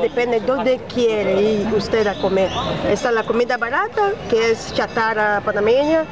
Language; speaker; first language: Spanish; non-native, learner; Italian